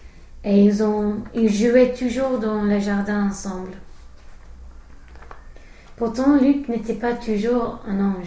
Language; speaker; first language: French; non-native, learner; English